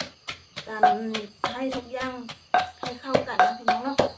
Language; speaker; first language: Thai; non-native, local second language; Lao